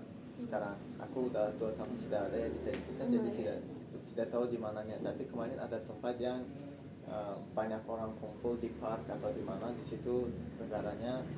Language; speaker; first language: Indonesian; non-native, learner; Tajik